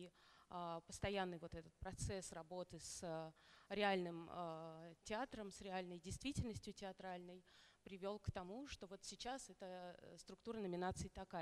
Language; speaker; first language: Russian; native; Russian